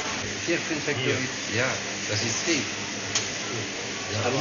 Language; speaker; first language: German; non-native, learner; French